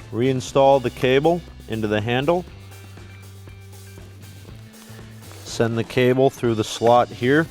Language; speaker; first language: English; native; English